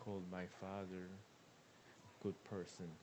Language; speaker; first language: English; non-native, learner; Korean